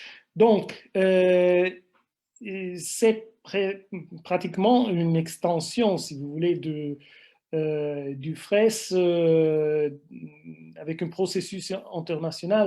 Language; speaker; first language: French; non-native, fluent; Italian